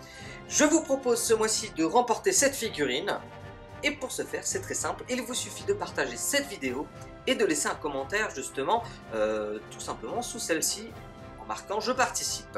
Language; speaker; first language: French; native; French